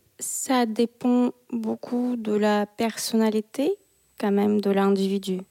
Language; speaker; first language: French; non-native, fluent; Russian